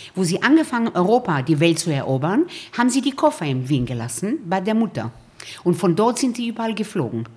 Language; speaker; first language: German; early bilingual, other home language; Romanian